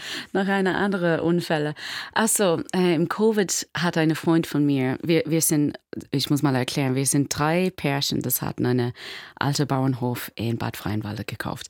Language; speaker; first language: German; non-native, fluent; English